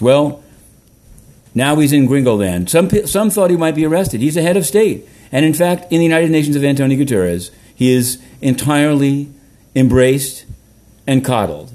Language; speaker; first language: English; native; English